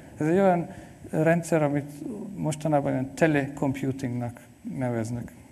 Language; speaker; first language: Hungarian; non-native, fluent; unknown